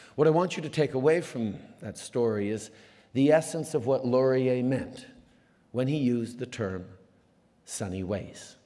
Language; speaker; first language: English; native; English